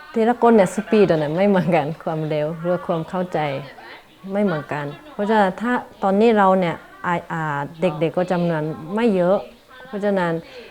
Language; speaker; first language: Thai; non-native, fluent; Japanese